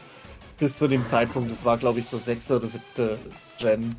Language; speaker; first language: German; native; German